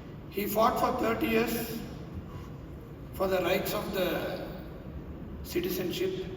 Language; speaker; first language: English; non-native, local second language; Tamil